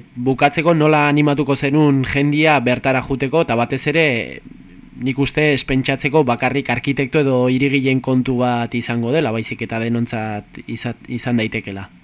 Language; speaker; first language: Basque; native; Basque